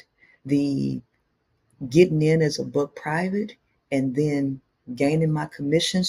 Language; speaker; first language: English; native; English